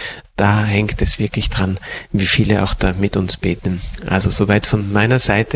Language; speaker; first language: German; native; German